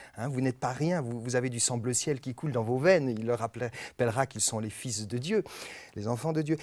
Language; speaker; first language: French; native; French